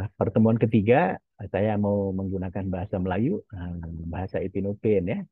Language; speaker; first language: Indonesian; non-native, local second language; Javanese